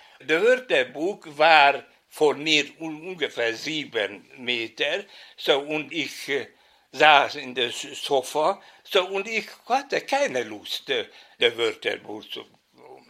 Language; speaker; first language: German; non-native, fluent; Hungarian